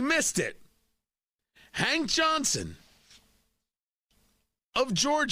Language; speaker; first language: English; native; English